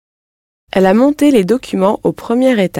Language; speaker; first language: French; non-native, learner; English